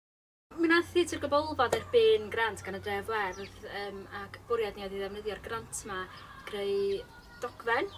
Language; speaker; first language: Welsh; native; Welsh